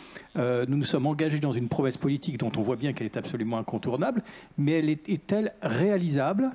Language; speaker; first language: French; native; French